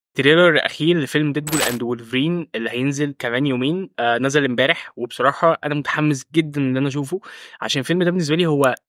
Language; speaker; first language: Arabic; native; Arabic